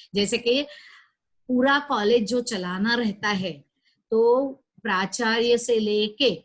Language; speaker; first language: Hindi; non-native, local second language; Marathi